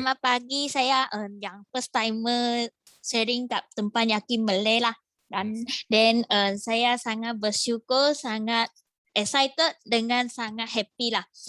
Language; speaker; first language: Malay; non-native, local second language; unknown